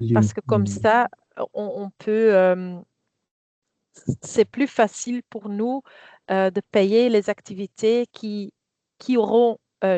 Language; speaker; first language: French; non-native, fluent; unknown